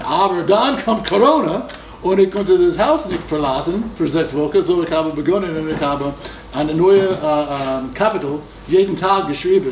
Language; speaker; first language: German; non-native, fluent; English